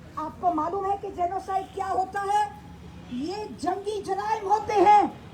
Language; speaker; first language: Urdu; native; Urdu